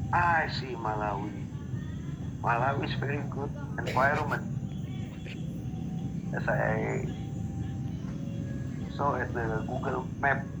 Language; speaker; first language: English; non-native, learner; Indonesian